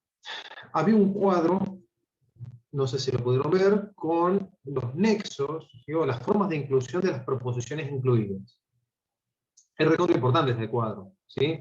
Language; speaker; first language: Spanish; native; Spanish